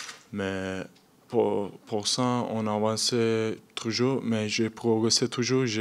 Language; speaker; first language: French; non-native, learner; Turkish